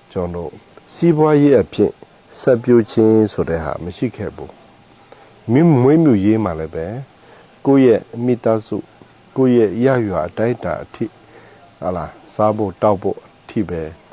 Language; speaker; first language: Burmese; non-native, local second language; Akha